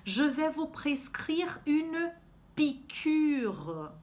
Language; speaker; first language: French; non-native, fluent; Portuguese